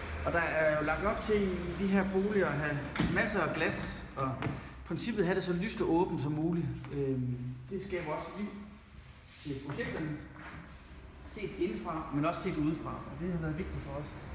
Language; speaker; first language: Danish; native; Danish